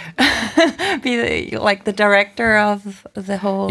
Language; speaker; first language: English; non-native, fluent; German